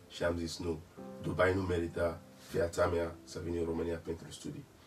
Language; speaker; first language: Romanian; non-native, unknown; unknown